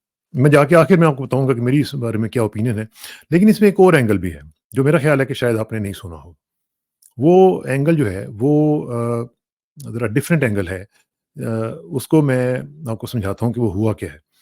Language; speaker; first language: Urdu; native; Urdu